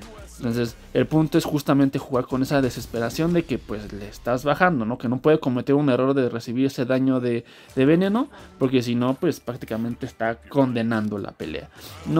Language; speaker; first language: Spanish; native; Spanish